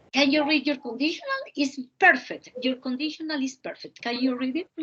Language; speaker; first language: English; non-native, fluent; Spanish